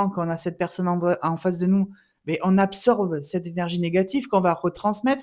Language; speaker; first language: French; native; French